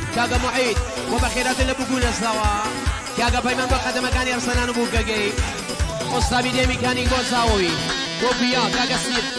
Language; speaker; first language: Central Kurdish; non-native, local second language; Gurani